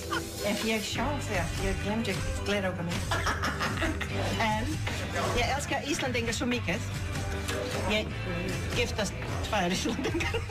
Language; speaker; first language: Icelandic; non-native, learner; English